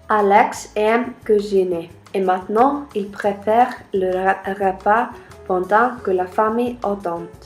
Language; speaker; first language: French; non-native, learner; Icelandic